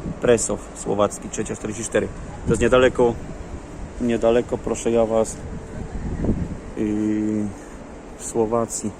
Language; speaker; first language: Polish; native; Polish